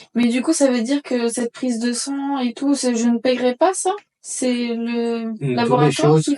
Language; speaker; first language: French; native; French